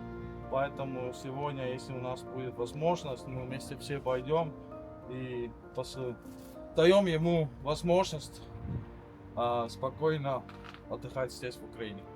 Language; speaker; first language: Russian; non-native, learner; Estonian